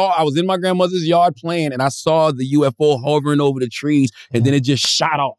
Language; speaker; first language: English; native; English